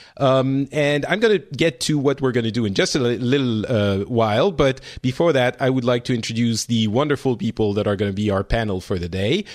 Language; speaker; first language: English; non-native, fluent; French